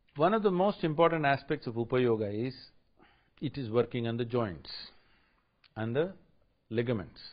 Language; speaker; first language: English; non-native, local second language; Tamil